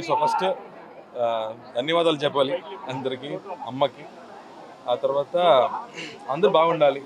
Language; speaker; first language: Telugu; non-native, fluent; Tamil